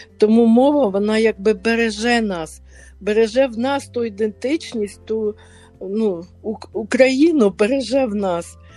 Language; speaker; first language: Ukrainian; native; Ukrainian